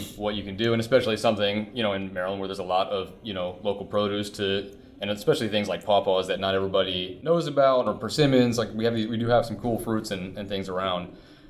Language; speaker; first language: English; native; English